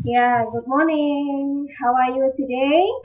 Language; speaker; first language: English; non-native, fluent; Indonesian